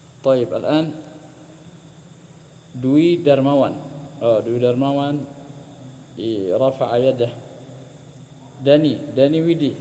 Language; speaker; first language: Arabic; non-native, fluent; Indonesian